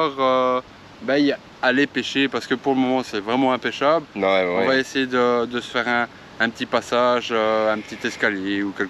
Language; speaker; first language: French; native; French